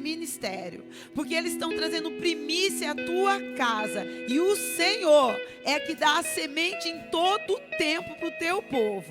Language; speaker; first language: Portuguese; native; Portuguese